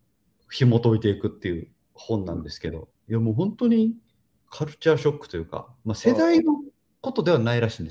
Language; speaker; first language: Japanese; native; Japanese